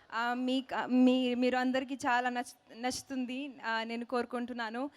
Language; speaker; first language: Telugu; non-native, learner; Hindi